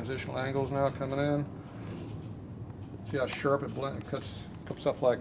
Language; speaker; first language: English; native; English